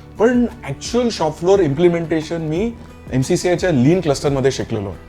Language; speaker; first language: Marathi; non-native, local second language; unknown